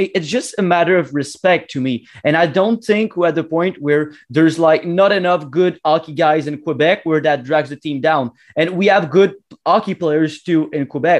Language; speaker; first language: English; non-native, fluent; French